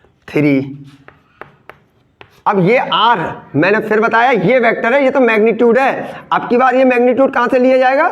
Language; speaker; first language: Hindi; native; Hindi